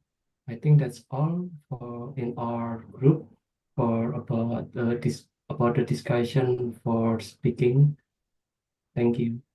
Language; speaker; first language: English; non-native, fluent; Indonesian